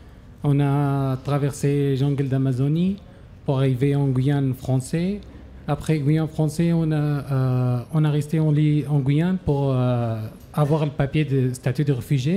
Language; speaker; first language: French; non-native, learner; Arabic